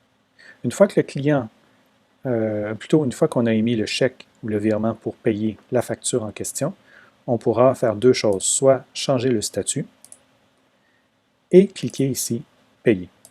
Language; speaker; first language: French; native; French